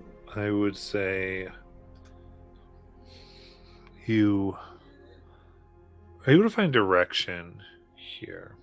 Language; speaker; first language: English; native; English